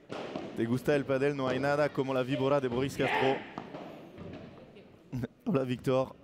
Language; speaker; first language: Spanish; non-native, learner; French